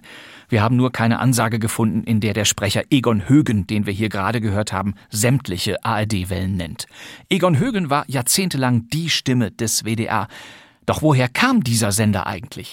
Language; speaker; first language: German; native; German